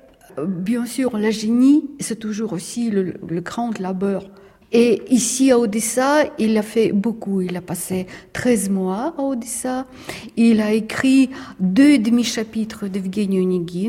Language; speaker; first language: French; non-native, fluent; Russian